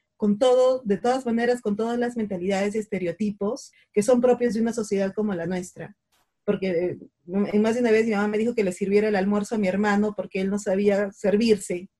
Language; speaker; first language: Spanish; native; Spanish